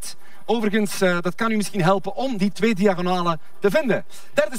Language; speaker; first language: Dutch; native; Dutch